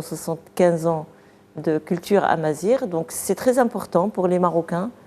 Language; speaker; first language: French; non-native, local second language; Arabic